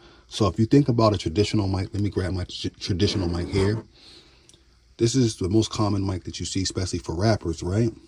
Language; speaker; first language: English; native; English